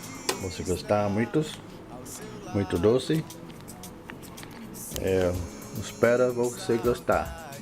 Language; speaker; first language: Portuguese; non-native, learner; English